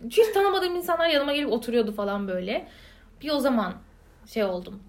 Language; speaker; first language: Turkish; native; Turkish